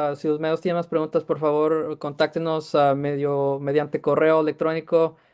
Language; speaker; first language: Spanish; early bilingual, heritage; Spanish